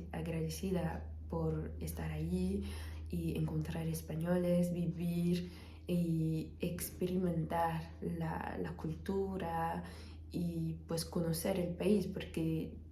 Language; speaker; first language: Spanish; non-native, fluent; French